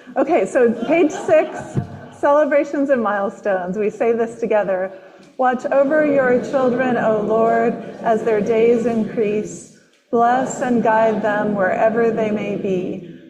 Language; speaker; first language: English; native; English